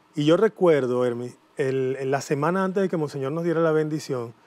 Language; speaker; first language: Spanish; native; Spanish